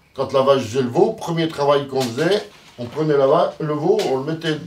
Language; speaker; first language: French; native; French